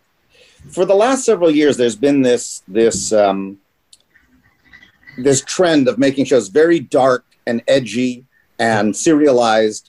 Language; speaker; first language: English; native; English